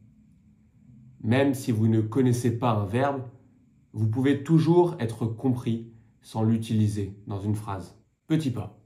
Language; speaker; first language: French; native; French